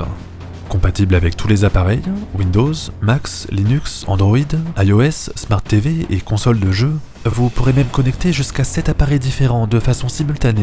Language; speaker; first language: French; native; French